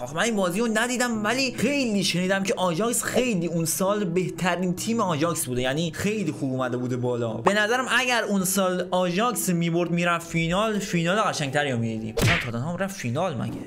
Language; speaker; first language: Persian; native; Persian